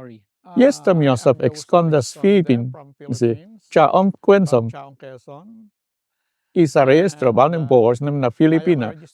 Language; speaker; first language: Polish; non-native, fluent; Filipino